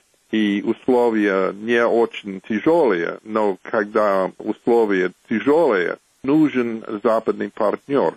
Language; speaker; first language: Russian; non-native, fluent; English